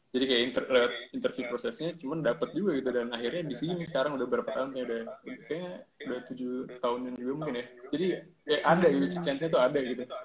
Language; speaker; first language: Indonesian; native; Indonesian